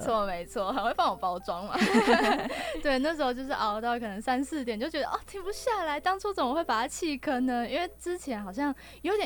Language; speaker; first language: Chinese; native; Chinese